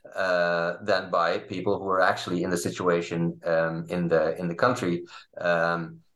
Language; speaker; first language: English; non-native, fluent; Dutch